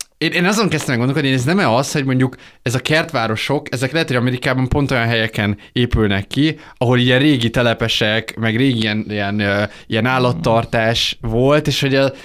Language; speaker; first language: Hungarian; native; Hungarian